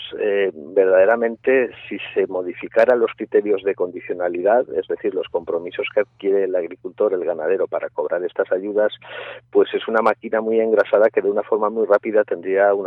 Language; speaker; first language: Spanish; native; Spanish